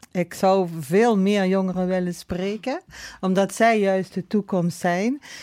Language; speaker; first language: Dutch; native; Dutch